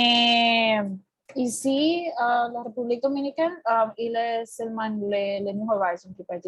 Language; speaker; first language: French; non-native, fluent; Spanish